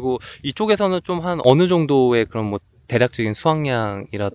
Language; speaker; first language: Korean; native; Korean